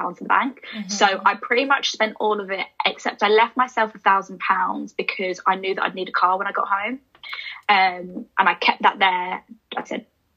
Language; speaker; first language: English; native; English